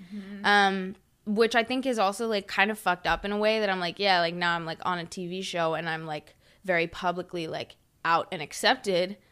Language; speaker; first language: English; native; English